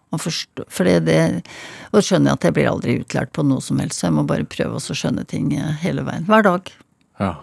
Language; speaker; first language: Norwegian; native; Norwegian